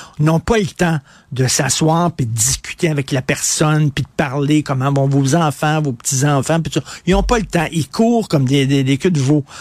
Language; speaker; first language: French; native; French